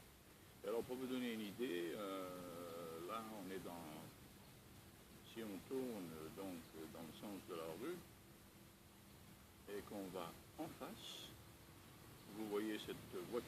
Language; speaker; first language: French; native; French